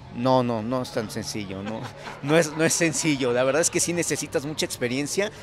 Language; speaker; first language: Spanish; native; Spanish